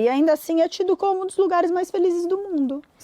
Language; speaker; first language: Portuguese; native; Portuguese